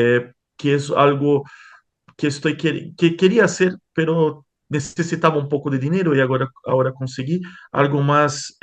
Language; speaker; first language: Spanish; non-native, fluent; Portuguese